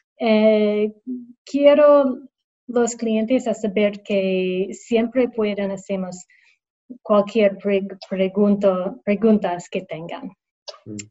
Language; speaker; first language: Spanish; non-native, learner; English